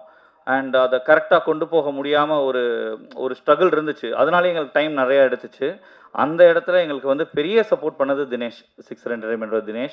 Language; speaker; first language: Tamil; native; Tamil